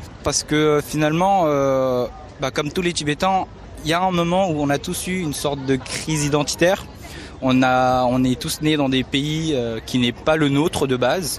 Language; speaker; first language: French; early bilingual, other home language; Tibetan